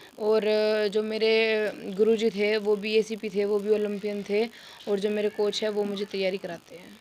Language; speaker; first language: Hindi; native; Hindi